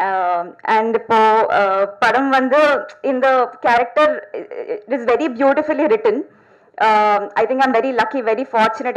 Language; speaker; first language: Tamil; non-native, learner; Telugu